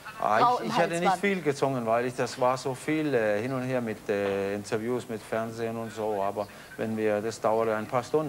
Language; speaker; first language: German; non-native, fluent; Danish